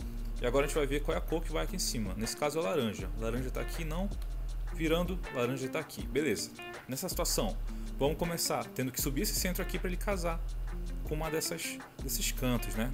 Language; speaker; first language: Portuguese; native; Portuguese